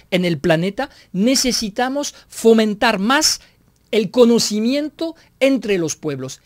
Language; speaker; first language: Spanish; non-native, fluent; French